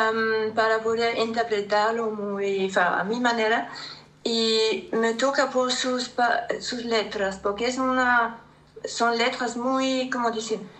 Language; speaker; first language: Spanish; non-native, learner; German